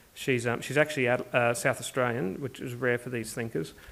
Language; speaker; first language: English; native; English